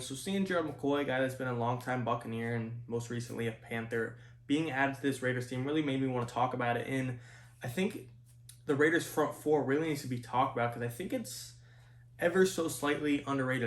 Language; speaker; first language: English; native; English